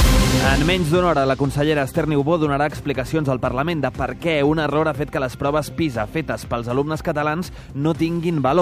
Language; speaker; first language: Catalan; native; Catalan